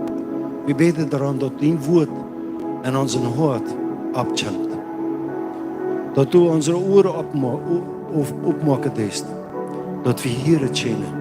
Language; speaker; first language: German; non-native, learner; Plautdietsch